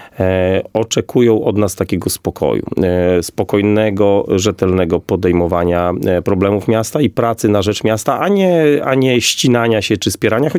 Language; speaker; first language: Polish; native; Polish